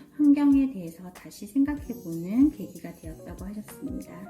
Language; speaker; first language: Korean; native; Korean